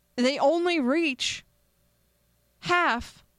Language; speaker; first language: English; native; English